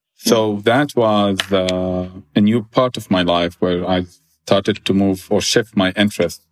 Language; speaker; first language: English; non-native, fluent; Arabic